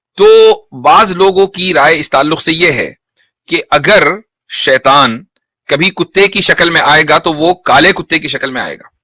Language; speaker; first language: Urdu; native; Urdu